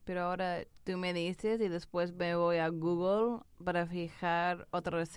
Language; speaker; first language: Spanish; early bilingual, heritage; English